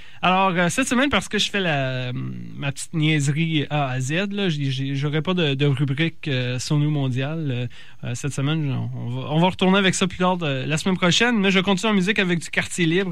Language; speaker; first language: French; native; French